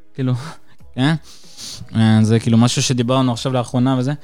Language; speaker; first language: Hebrew; early bilingual, other home language; Russian